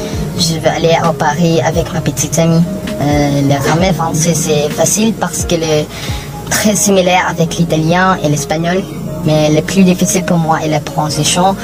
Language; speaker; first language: French; non-native, learner; Filipino